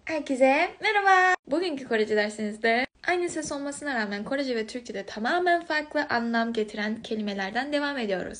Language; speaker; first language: Turkish; non-native, fluent; Korean